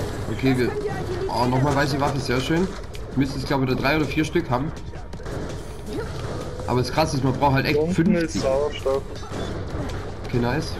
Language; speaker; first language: German; native; German